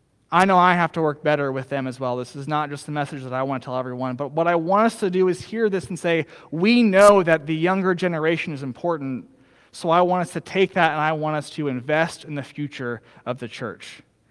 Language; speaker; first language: English; native; English